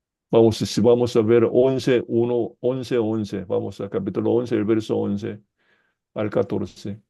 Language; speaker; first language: Spanish; non-native, fluent; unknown